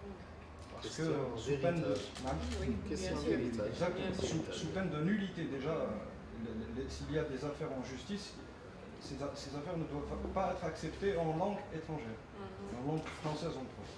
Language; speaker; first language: French; non-native, local second language; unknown